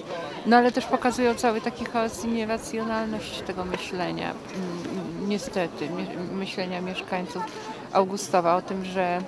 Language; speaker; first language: Polish; native; Polish